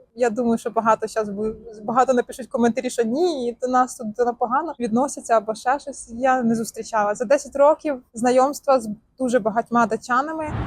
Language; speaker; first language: Ukrainian; native; Ukrainian